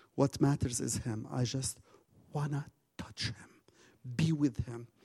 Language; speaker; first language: English; non-native, fluent; Arabic